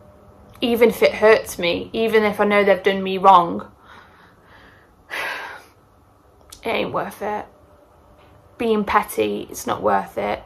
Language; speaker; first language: English; native; English